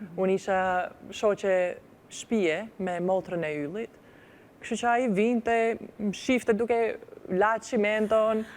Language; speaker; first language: Albanian; non-native, fluent; English